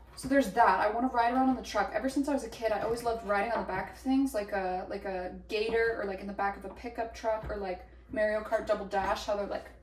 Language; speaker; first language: English; native; English